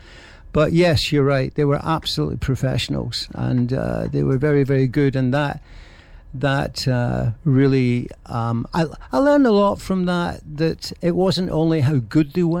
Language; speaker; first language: English; native; English